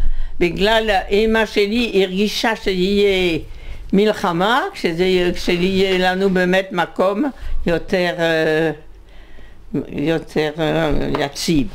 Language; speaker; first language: Hebrew; non-native, fluent; French